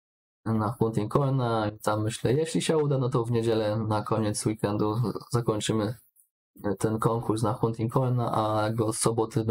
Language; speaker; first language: Polish; native; Polish